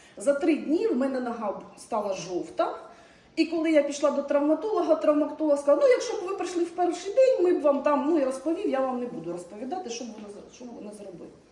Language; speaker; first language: Ukrainian; non-native, local second language; Russian